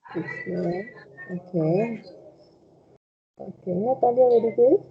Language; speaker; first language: English; non-native, fluent; Spanish